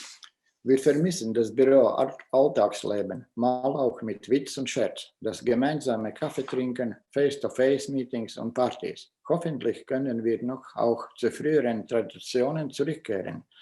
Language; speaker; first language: German; non-native, fluent; Latvian